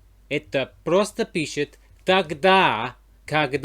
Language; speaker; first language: Russian; non-native, learner; English